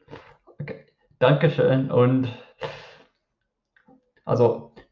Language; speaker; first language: German; non-native, learner; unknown